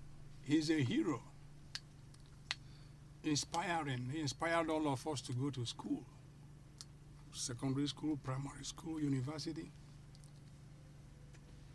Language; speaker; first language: English; non-native, local second language; Igbo